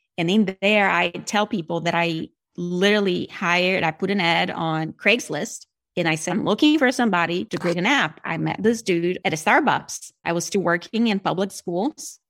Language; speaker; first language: English; non-native, fluent; Portuguese